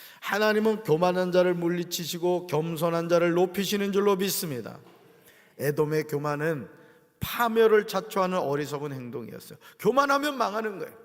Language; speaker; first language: Korean; native; Korean